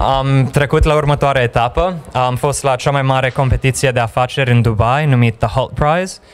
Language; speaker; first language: Romanian; early bilingual, heritage; Romanian